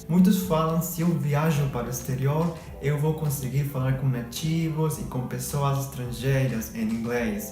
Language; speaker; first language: Portuguese; non-native, fluent; Spanish